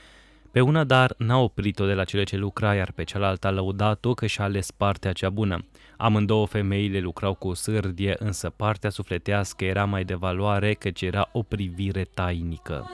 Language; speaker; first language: Romanian; native; Romanian